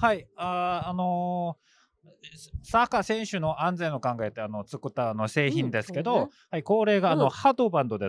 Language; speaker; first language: Japanese; non-native, learner; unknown